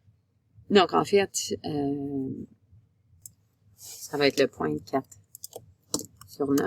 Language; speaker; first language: French; native; French